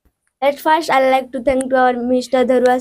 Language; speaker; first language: English; non-native, learner; Odia